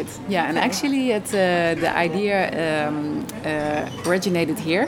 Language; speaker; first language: English; non-native, fluent; Dutch